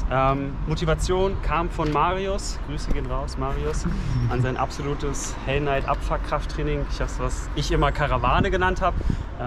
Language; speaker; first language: German; native; German